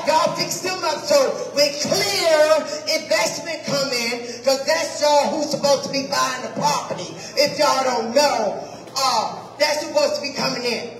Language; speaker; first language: English; native; English